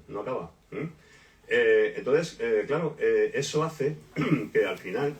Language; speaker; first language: Spanish; native; Spanish